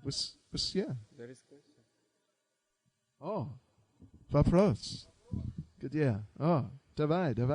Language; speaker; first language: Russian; non-native, learner; English